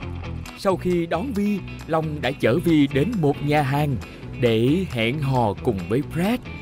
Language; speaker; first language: Vietnamese; native; Vietnamese